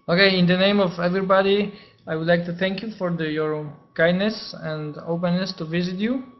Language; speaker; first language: English; non-native, fluent; Polish